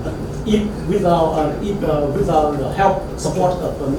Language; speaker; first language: English; non-native, learner; Vietnamese